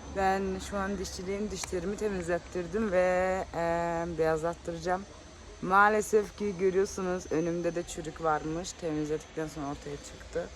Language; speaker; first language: Turkish; early bilingual, heritage; Turkish